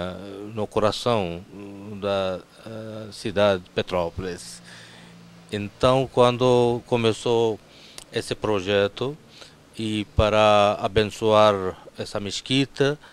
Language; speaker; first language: Portuguese; non-native, fluent; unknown